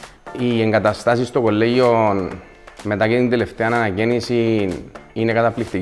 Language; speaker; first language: Greek; native; Greek